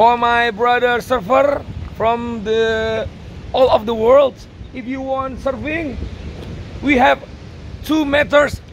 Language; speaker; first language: English; non-native, learner; Indonesian